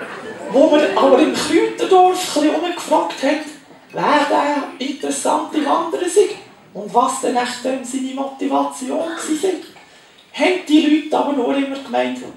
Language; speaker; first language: German; native; German